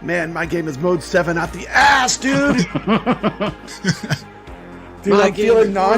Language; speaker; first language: English; native; English